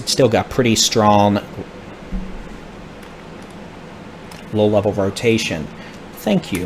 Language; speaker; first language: English; native; English